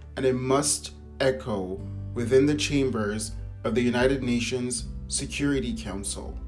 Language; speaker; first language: English; native; English